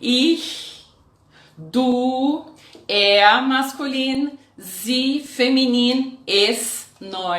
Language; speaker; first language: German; non-native, fluent; Portuguese